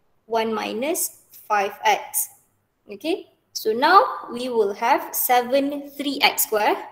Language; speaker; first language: English; non-native, local second language; Malay